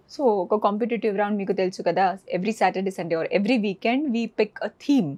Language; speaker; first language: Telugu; non-native, fluent; Marathi